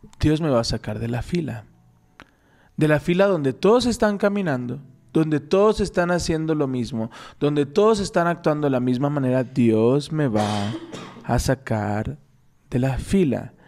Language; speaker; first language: Spanish; native; Spanish